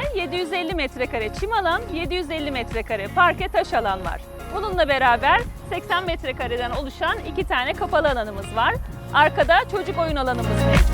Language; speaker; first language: Turkish; native; Turkish